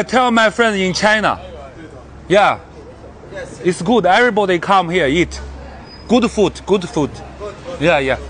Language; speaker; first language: English; non-native, learner; Chinese